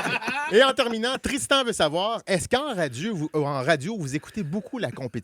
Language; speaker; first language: French; native; French